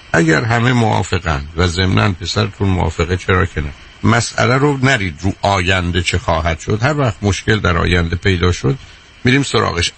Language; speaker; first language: Persian; native; Persian